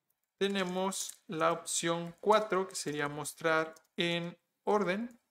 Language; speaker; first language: Spanish; native; Spanish